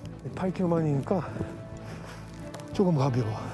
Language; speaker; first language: Korean; early bilingual, heritage; Korean